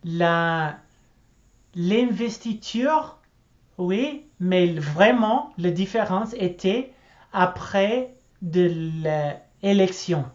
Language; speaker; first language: French; non-native, learner; English